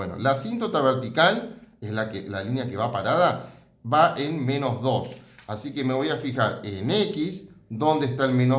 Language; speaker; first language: Spanish; native; Spanish